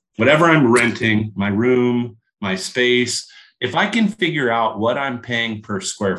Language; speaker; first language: English; native; English